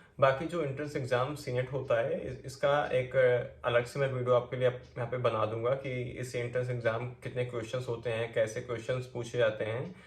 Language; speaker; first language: Hindi; native; Hindi